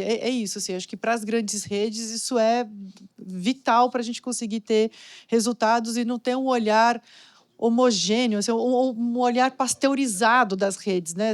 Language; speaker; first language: Portuguese; native; Portuguese